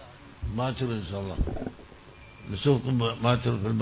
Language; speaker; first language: Arabic; non-native, fluent; Malayalam